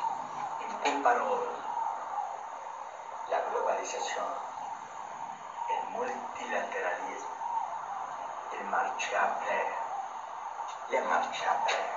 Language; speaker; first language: French; non-native, learner; Spanish